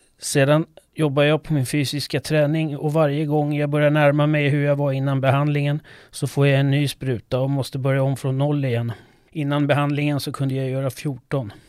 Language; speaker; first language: Swedish; non-native, fluent; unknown